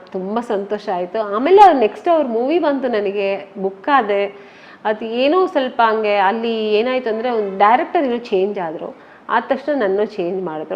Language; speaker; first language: Kannada; native; Kannada